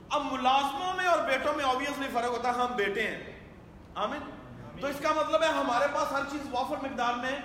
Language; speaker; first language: Urdu; non-native, local second language; Punjabi